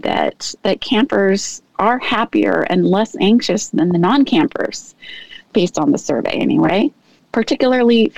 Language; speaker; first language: English; native; English